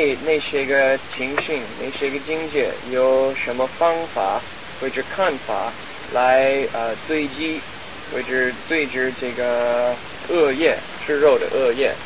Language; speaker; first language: Chinese; non-native, fluent; English